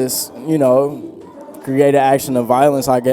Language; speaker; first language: English; native; English